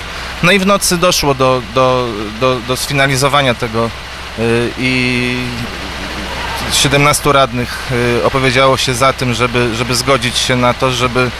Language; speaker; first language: Polish; native; Polish